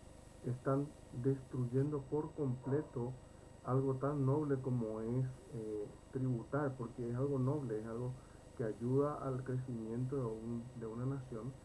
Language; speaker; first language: Spanish; native; Spanish